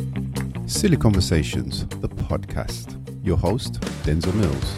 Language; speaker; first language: English; non-native, fluent; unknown